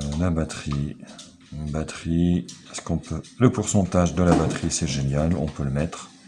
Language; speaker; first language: French; native; French